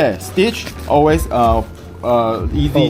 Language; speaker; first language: English; non-native, learner; Chinese